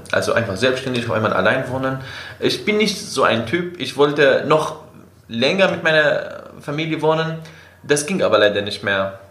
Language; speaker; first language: German; non-native, fluent; Kurdish